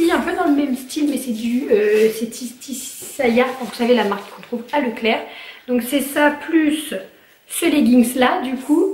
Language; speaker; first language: French; native; French